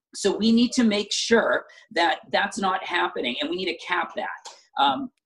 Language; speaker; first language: English; native; English